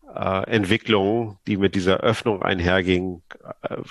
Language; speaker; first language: German; native; German